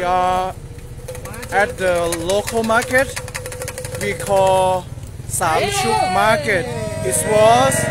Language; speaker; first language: English; non-native, learner; Thai